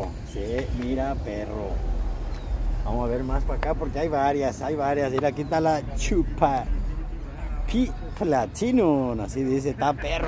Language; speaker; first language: Spanish; early bilingual, heritage; Spanish